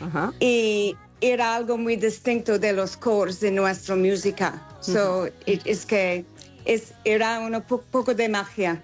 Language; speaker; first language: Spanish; non-native, fluent; English